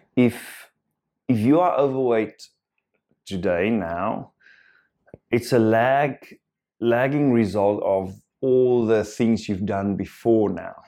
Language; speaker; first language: English; non-native, local second language; Afrikaans